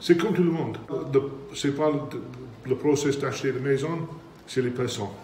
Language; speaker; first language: French; non-native, learner; English